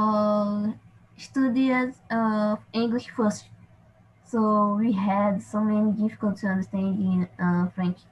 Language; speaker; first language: English; non-native, learner; Portuguese